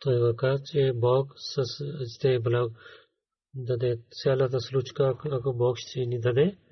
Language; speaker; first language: Bulgarian; non-native, learner; Urdu